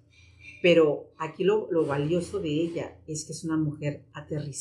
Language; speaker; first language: Spanish; native; Spanish